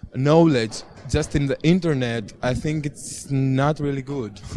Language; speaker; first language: English; non-native, fluent; Greek